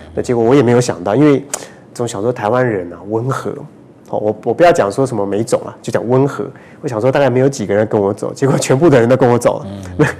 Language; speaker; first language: Chinese; native; Chinese